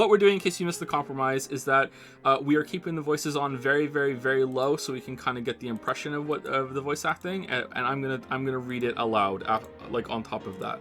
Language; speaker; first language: English; native; English